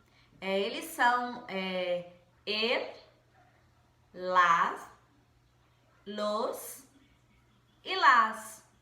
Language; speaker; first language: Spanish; non-native, fluent; Portuguese